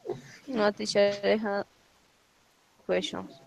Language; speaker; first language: English; non-native, learner; Spanish